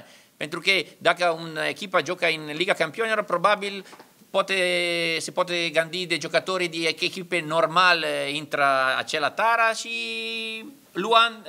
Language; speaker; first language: Romanian; non-native, learner; Italian